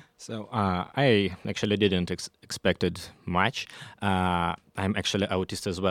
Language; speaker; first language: English; non-native, learner; Russian